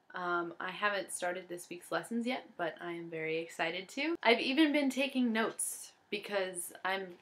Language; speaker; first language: English; native; English